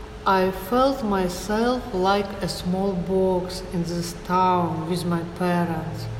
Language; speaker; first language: English; non-native, learner; Russian